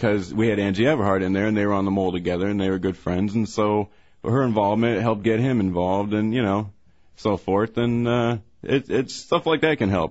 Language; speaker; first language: English; native; English